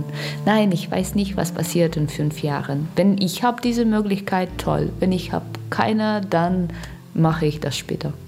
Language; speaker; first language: German; non-native, learner; Russian